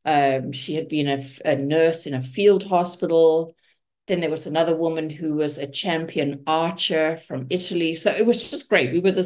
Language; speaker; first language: English; native; English